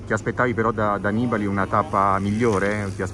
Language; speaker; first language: Italian; native; Italian